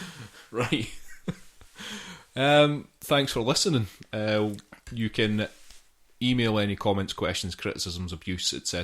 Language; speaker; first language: English; native; English